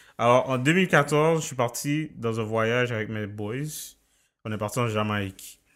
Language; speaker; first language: French; native; French